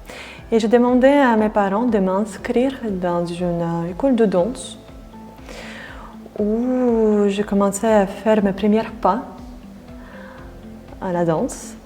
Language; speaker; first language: French; non-native, fluent; Russian